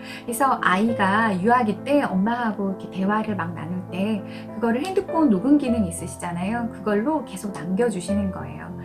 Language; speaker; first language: Korean; native; Korean